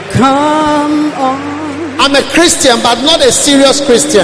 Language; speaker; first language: English; non-native, local second language; Akan